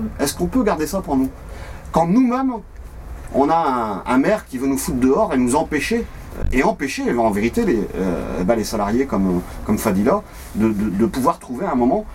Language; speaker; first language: French; native; French